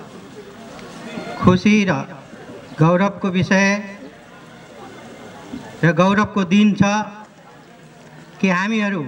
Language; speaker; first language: Nepali; native; Nepali